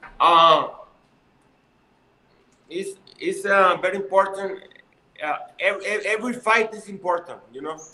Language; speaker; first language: English; non-native, learner; Spanish